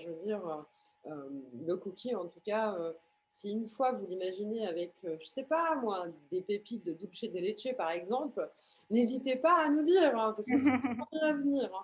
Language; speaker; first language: French; native; French